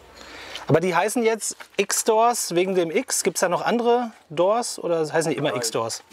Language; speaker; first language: German; native; German